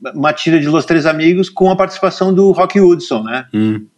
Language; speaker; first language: Portuguese; native; Portuguese